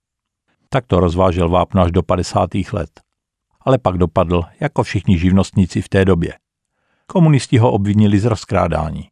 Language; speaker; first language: Czech; native; Czech